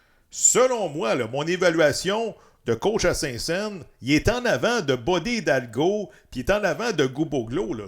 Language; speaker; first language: French; native; French